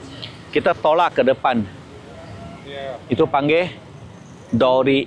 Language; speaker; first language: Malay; non-native, local second language; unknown